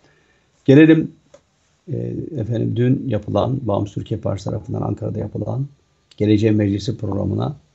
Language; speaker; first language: Turkish; native; Turkish